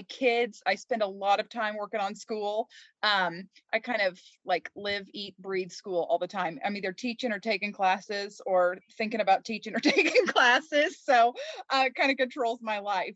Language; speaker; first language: English; native; English